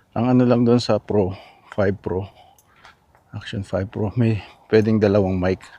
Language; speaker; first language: Filipino; native; Filipino